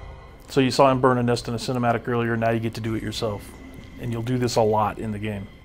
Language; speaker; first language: English; native; English